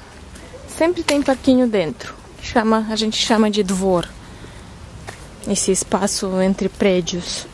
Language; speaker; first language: Portuguese; non-native, fluent; Russian